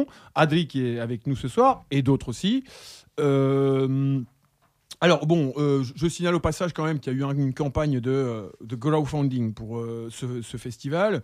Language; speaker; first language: French; native; French